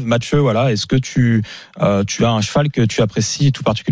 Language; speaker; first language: French; native; French